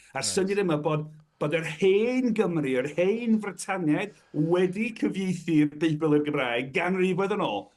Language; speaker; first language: Welsh; native; Welsh